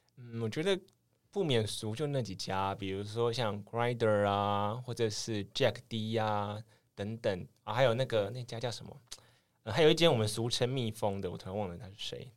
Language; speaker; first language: Chinese; native; Chinese